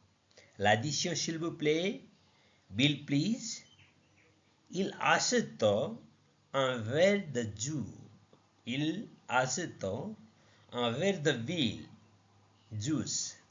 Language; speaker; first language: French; non-native, learner; Nepali